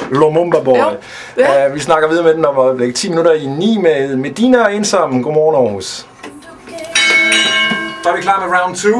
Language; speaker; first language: Danish; native; Danish